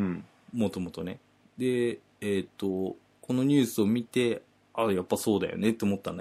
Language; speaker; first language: Japanese; native; Japanese